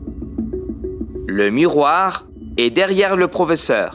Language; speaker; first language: French; non-native, fluent; Spanish